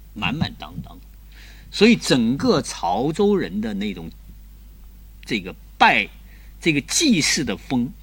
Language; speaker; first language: Chinese; native; Chinese